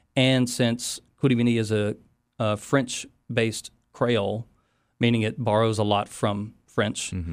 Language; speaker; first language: English; native; English